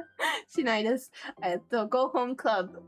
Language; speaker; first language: Japanese; non-native, learner; English